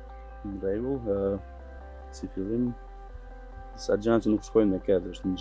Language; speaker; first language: Albanian; native; Albanian